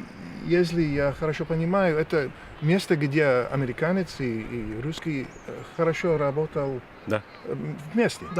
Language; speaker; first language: Russian; non-native, learner; English